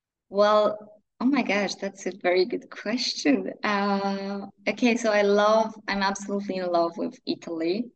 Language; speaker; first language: English; non-native, fluent; Polish